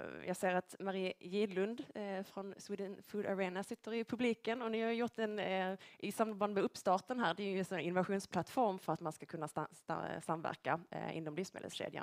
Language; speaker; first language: Swedish; native; Swedish